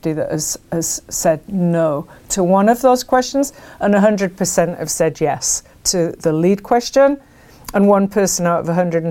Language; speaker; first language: English; native; English